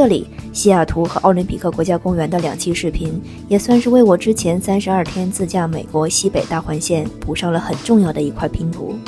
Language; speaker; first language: Chinese; native; Chinese